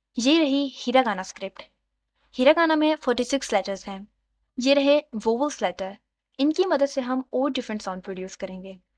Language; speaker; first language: Urdu; native; Urdu